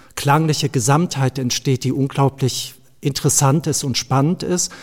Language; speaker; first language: German; non-native, fluent; Slovenian